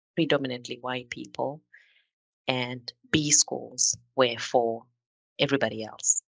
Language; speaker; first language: English; non-native, local second language; Shona